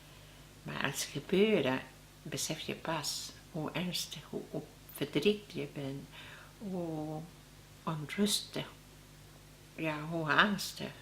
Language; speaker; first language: Dutch; non-native, learner; Spanish